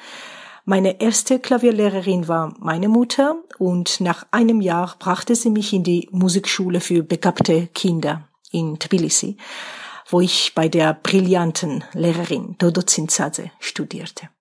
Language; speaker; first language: German; non-native, fluent; Georgian